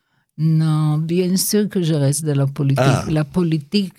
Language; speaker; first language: French; non-native, learner; Hebrew